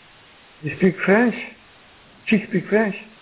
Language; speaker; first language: English; non-native, learner; Arabic